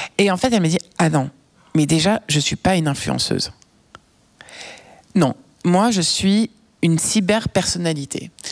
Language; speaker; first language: French; native; French